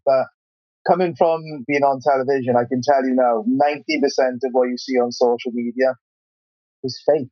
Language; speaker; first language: English; native; English